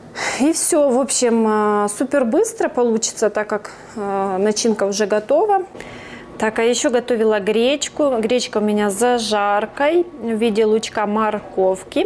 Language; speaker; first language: Russian; native; Russian